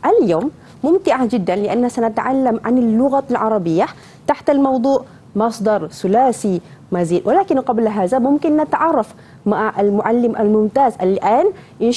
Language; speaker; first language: Arabic; non-native, fluent; Malay